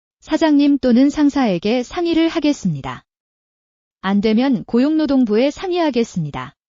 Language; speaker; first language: Korean; non-native, learner; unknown